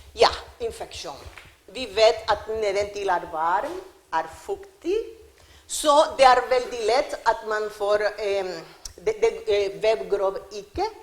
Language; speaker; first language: Norwegian; non-native, learner; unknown